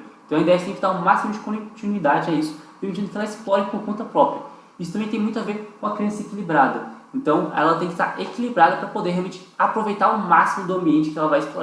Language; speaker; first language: Portuguese; native; Portuguese